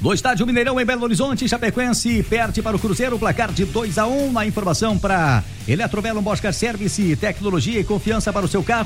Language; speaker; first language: Portuguese; native; Portuguese